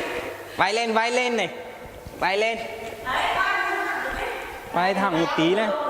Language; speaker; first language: Vietnamese; non-native, learner; Hindi